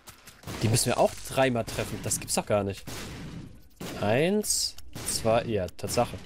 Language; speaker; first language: German; native; German